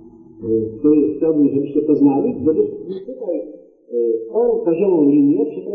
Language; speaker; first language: Polish; native; Polish